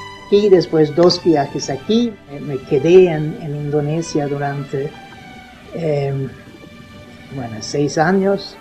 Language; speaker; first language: Spanish; non-native, fluent; Swedish